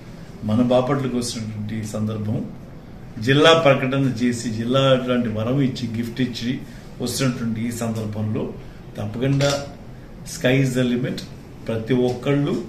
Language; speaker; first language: Telugu; native; Telugu